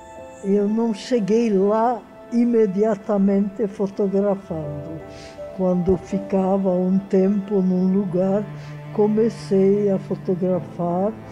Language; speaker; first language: Portuguese; non-native, fluent; Hungarian